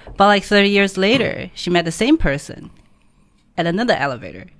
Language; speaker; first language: English; non-native, fluent; Chinese